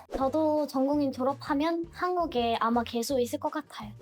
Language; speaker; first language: Korean; non-native, fluent; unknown